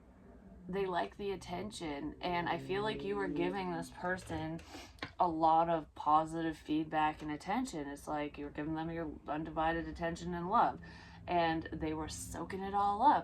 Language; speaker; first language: English; native; English